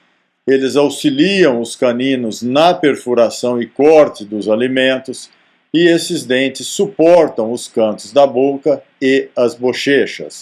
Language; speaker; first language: Portuguese; native; Portuguese